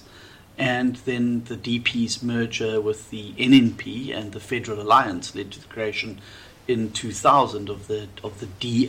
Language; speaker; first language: English; native; English